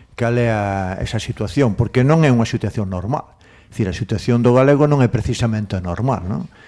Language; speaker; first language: Galician; non-native, local second language; Spanish